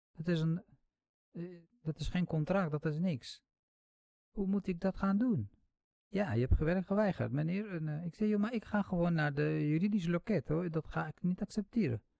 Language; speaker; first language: Dutch; non-native, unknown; Kurdish